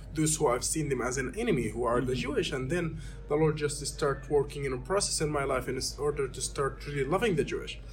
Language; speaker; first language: English; non-native, fluent; Arabic